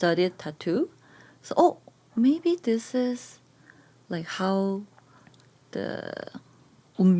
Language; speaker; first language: English; non-native, learner; Korean